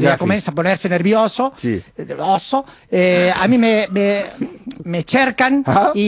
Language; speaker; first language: Spanish; native; Spanish